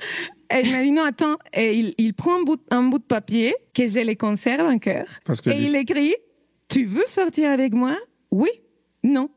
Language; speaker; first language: French; non-native, fluent; Spanish